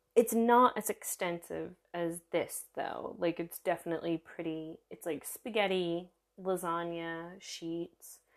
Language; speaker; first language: English; early bilingual, other home language; Italian